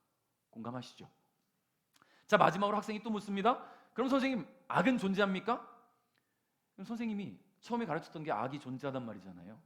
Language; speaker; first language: Korean; native; Korean